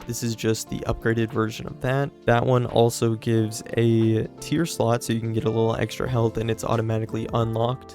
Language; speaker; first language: English; native; English